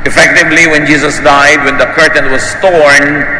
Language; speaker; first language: English; non-native, local second language; Filipino